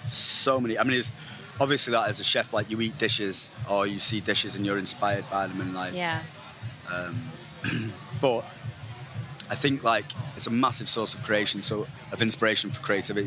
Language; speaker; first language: English; native; English